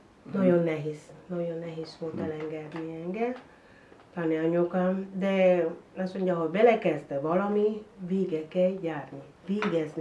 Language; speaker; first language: Hungarian; non-native, learner; Spanish